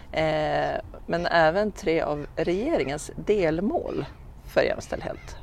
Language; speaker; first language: Swedish; native; Swedish